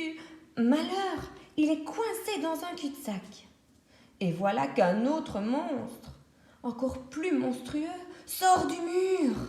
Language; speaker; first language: French; native; French